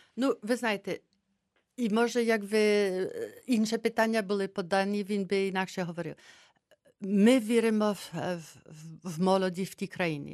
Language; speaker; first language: Ukrainian; early bilingual, heritage; Ukrainian